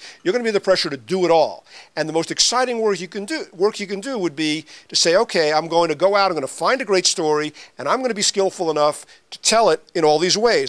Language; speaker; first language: English; native; English